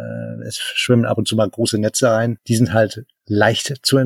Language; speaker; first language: German; native; German